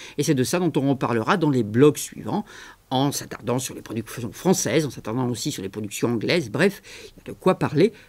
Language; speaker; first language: French; native; French